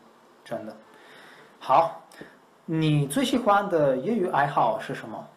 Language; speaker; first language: Chinese; non-native, fluent; Italian